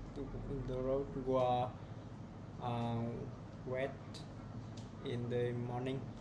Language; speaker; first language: English; non-native, learner; Vietnamese